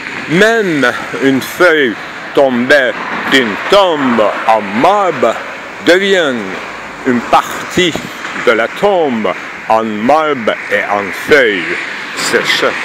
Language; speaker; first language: French; non-native, fluent; Turkish